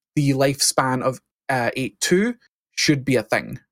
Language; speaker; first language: English; native; English